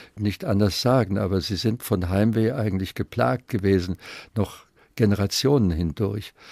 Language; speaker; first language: German; native; German